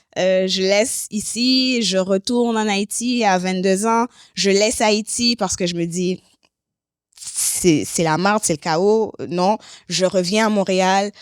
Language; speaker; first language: French; native; French